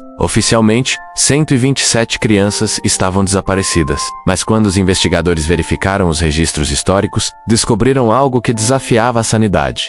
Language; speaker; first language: Portuguese; native; Portuguese